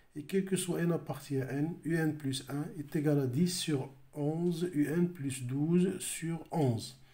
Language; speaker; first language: French; non-native, local second language; Arabic